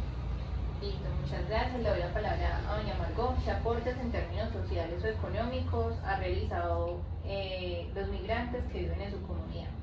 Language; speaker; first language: Spanish; native; Spanish